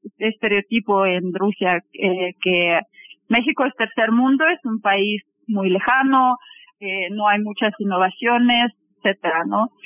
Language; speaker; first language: Spanish; non-native, fluent; Russian